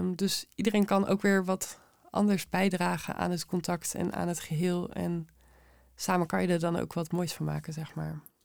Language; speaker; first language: Dutch; native; Dutch